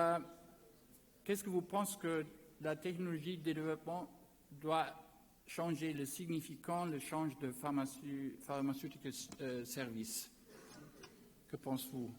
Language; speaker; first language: French; non-native, learner; German